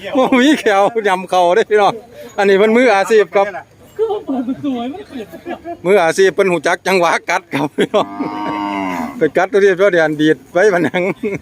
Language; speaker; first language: Thai; native; Thai